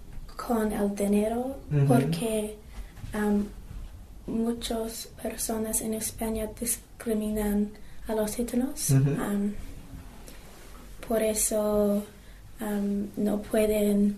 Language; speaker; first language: Spanish; non-native, learner; English